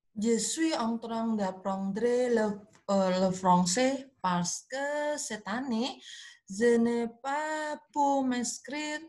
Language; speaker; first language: French; non-native, learner; Indonesian